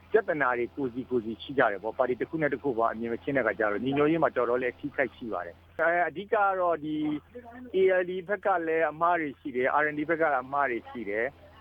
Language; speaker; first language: Burmese; native; Burmese